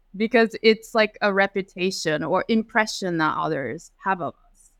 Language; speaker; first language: English; early bilingual, other home language; Japanese